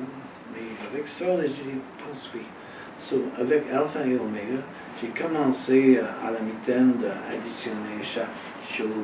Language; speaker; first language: French; non-native, fluent; English